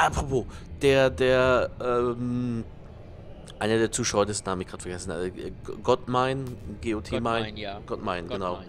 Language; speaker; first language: German; native; German